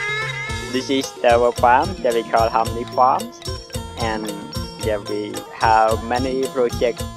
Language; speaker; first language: English; non-native, learner; Khmer